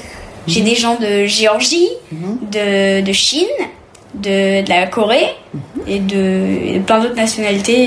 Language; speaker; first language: French; early bilingual, heritage; French